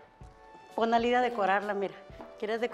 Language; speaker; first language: Spanish; native; Spanish